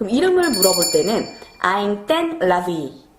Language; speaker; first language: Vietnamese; non-native, learner; Korean